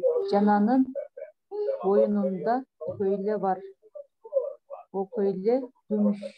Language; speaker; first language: Turkish; non-native, learner; Kyrgyz